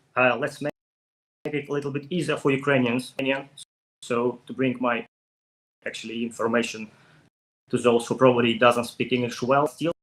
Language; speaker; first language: English; non-native, learner; Ukrainian